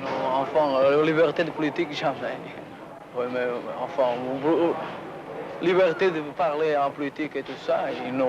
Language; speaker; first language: French; non-native, fluent; Portuguese